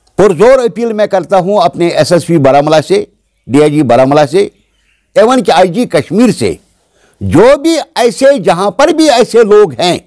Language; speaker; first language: Hindi; non-native, local second language; Kashmiri